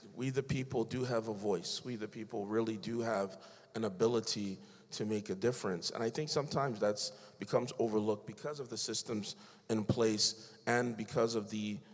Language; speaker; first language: English; native; English